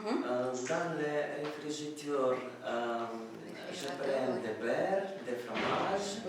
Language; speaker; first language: French; non-native, learner; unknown